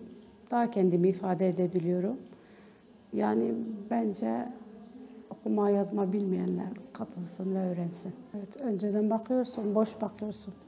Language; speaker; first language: Turkish; non-native, local second language; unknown